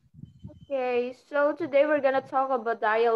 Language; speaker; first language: English; non-native, fluent; Indonesian